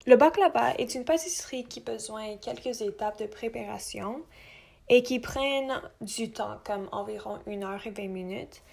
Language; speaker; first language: French; non-native, local second language; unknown